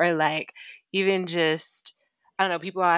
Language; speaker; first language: English; native; English